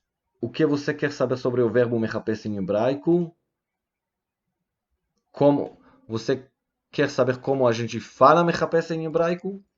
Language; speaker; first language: Portuguese; non-native, fluent; Hebrew